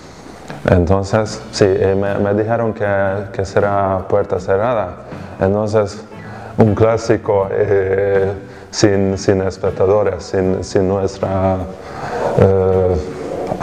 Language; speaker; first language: Spanish; non-native, fluent; Hungarian